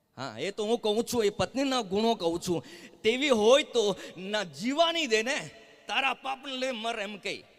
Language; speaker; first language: Gujarati; non-native, local second language; Gamit